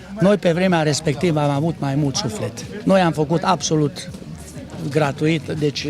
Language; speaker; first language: Romanian; non-native, local second language; Hungarian